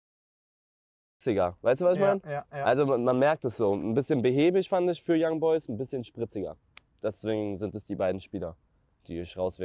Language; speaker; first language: German; native; German